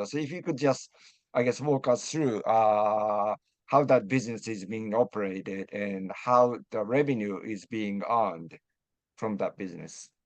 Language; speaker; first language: English; non-native, fluent; Japanese